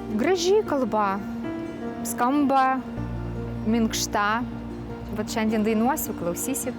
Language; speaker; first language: Lithuanian; non-native, fluent; Russian